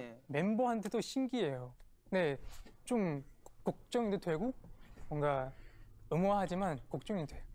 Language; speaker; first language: Korean; non-native, fluent; Chinese